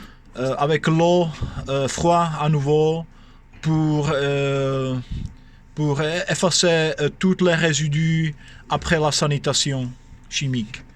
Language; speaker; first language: French; non-native, fluent; Czech